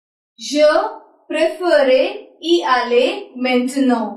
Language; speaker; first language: French; non-native, learner; Hindi